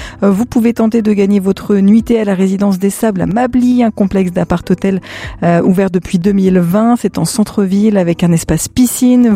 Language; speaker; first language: French; native; French